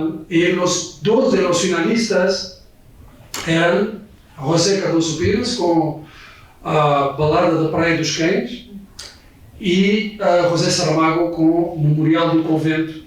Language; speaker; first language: Spanish; non-native, fluent; Portuguese